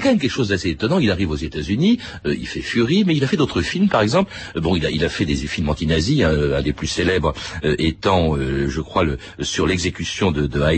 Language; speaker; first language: French; native; French